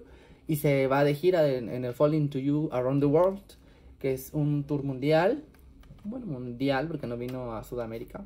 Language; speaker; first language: Spanish; native; Spanish